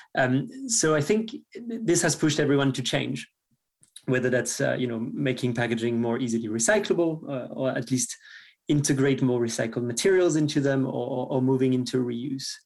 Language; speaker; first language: English; non-native, fluent; French